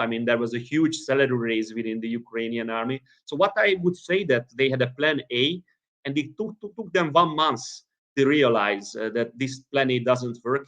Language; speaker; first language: English; non-native, fluent; Hungarian